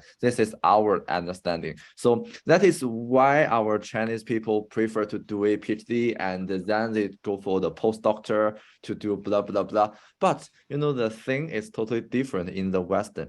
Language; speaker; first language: English; non-native, fluent; Chinese